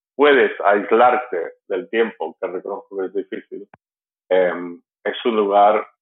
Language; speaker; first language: Spanish; native; Spanish